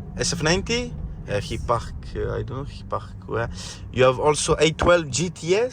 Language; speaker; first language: English; non-native, learner; French